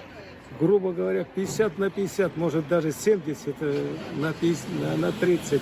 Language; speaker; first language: Russian; native; Russian